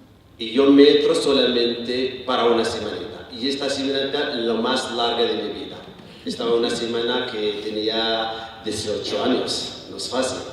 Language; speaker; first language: Spanish; non-native, learner; Arabic